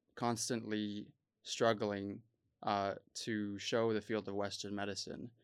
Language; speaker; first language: English; native; English